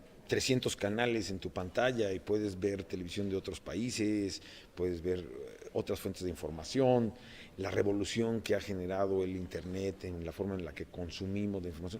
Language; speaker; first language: Spanish; native; Spanish